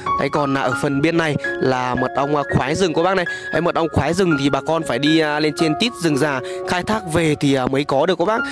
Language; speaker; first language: Vietnamese; native; Vietnamese